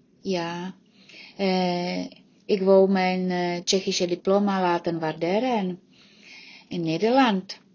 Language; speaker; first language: Dutch; non-native, learner; Czech